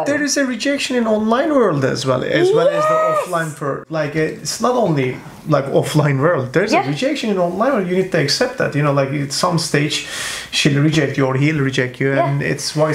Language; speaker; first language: English; non-native, fluent; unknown